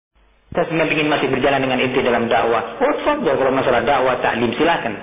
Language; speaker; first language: Indonesian; native; Indonesian